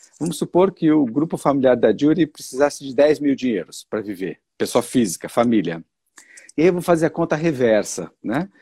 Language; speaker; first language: Portuguese; native; Portuguese